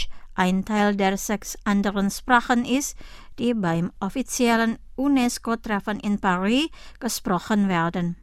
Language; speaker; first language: German; non-native, fluent; Indonesian